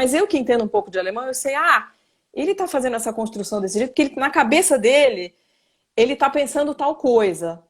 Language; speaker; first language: Portuguese; native; Portuguese